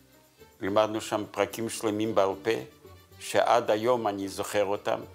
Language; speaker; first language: Hebrew; non-native, fluent; Yiddish